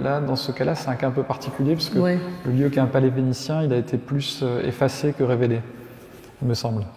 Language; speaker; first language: French; native; French